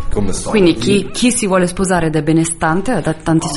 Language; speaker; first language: Italian; native; Italian